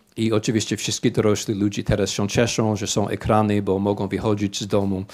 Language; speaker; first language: Polish; non-native, fluent; English